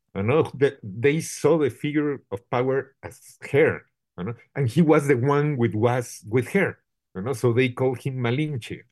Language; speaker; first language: English; non-native, fluent; Spanish